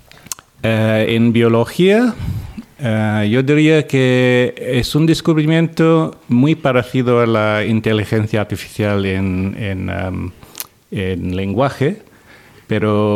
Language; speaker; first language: Spanish; non-native, fluent; English